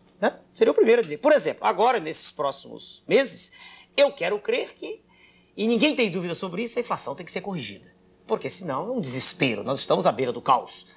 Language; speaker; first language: Portuguese; native; Portuguese